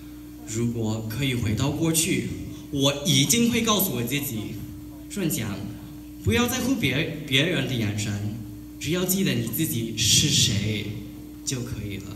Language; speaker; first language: Chinese; non-native, learner; Cantonese